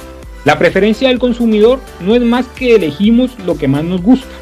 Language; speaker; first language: Spanish; native; Spanish